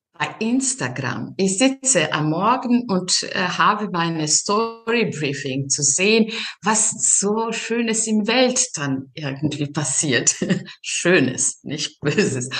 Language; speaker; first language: German; non-native, fluent; Serbian